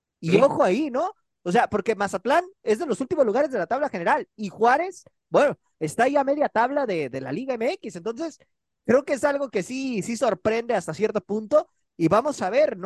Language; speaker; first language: Spanish; native; Spanish